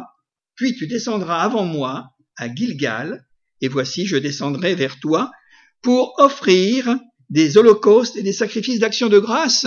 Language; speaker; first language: French; native; French